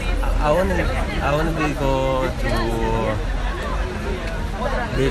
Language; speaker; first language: English; non-native, learner; Tigrinya